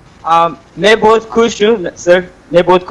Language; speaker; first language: Hindi; non-native, local second language; Tibetan